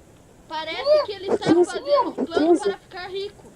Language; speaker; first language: Portuguese; native; Portuguese